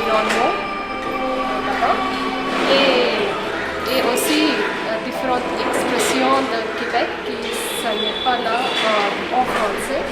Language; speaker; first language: French; non-native, fluent; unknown